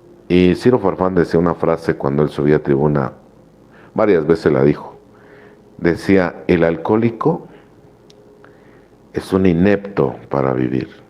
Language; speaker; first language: Spanish; native; Spanish